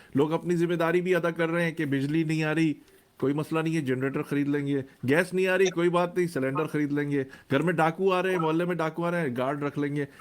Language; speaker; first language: Urdu; native; Urdu